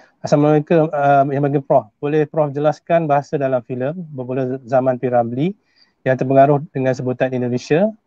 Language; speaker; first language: Malay; native; Malay